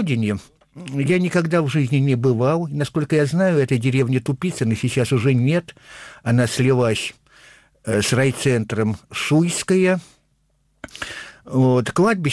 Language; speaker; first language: Russian; native; Russian